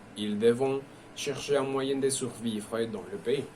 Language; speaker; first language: French; non-native, learner; Spanish